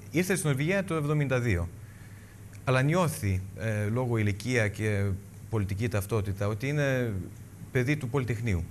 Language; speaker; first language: Greek; early bilingual, heritage; Greek